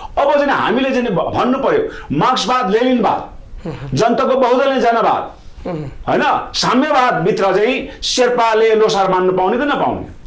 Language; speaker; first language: Nepali; non-native, local second language; Sherpa